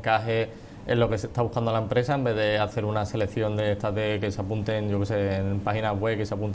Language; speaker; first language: Spanish; native; Spanish